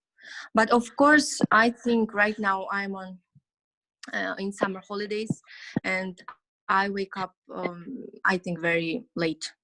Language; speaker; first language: English; non-native, learner; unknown